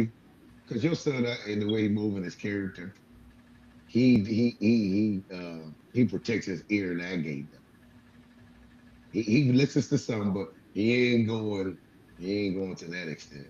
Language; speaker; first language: English; native; English